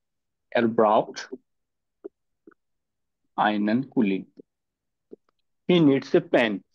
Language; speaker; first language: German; non-native, fluent; Hindi